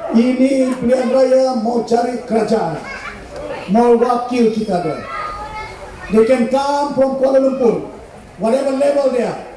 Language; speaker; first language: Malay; non-native, local second language; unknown